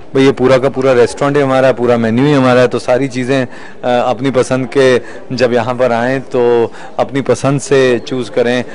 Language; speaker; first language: Hindi; native; Hindi